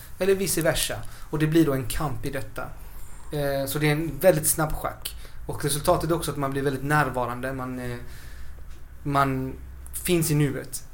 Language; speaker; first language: Swedish; early bilingual, other home language; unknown